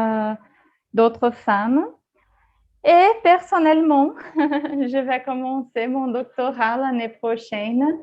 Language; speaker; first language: French; non-native, fluent; Portuguese